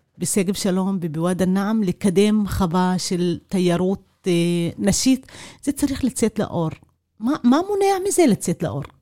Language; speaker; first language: Hebrew; non-native, local second language; Arabic